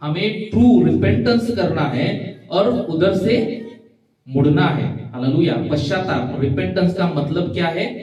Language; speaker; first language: Hindi; non-native, local second language; Marathi